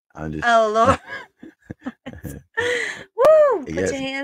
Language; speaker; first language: English; native; English